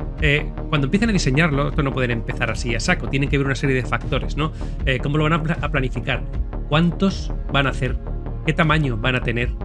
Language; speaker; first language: Spanish; native; Spanish